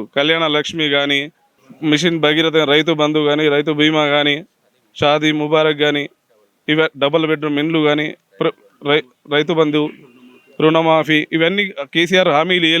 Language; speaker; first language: Telugu; native; Telugu